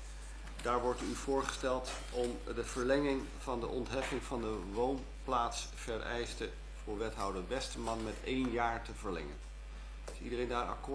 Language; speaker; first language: Dutch; native; Dutch